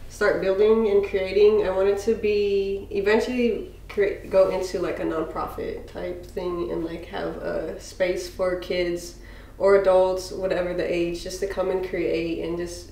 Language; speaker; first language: English; native; English